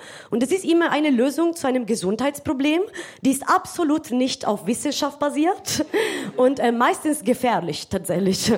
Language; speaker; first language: German; non-native, fluent; Italian